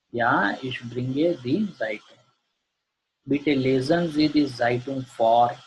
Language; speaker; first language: German; non-native, learner; Gujarati